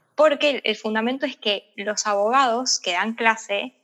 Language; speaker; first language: Spanish; native; Spanish